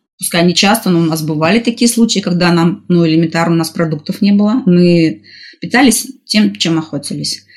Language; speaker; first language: Russian; native; Russian